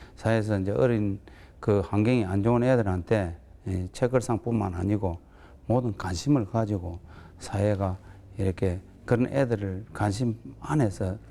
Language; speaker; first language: Korean; native; Korean